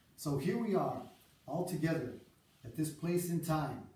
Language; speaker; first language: English; early bilingual, other home language; Spanish